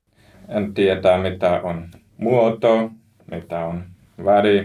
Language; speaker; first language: Finnish; non-native, learner; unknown